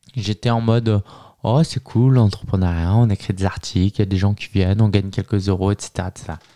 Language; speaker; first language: French; native; French